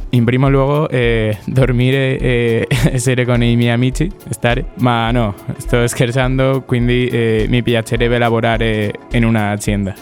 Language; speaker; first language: Italian; non-native, learner; Spanish